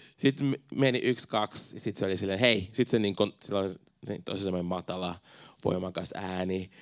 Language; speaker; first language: Finnish; non-native, fluent; Portuguese